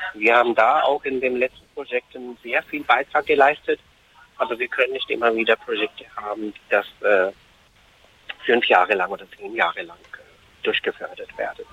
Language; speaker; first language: German; non-native, fluent; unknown